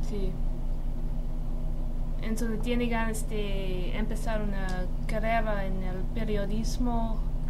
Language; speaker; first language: Spanish; non-native, learner; English